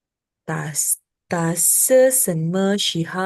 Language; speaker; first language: Chinese; non-native, learner; Indonesian